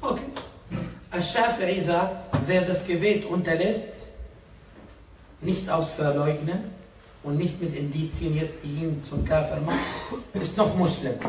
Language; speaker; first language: German; non-native, fluent; Arabic